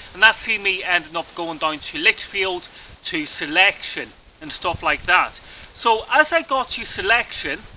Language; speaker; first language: English; native; English